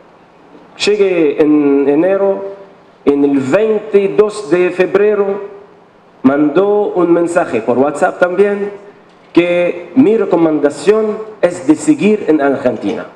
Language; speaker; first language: Spanish; non-native, fluent; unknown